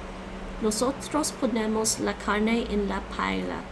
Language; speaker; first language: Spanish; non-native, learner; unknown